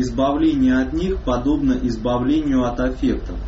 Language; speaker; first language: Russian; native; Russian